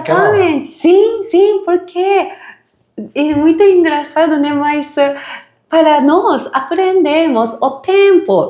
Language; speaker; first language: Portuguese; non-native, fluent; Japanese